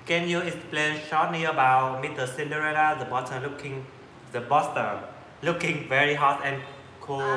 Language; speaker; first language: English; non-native, learner; Vietnamese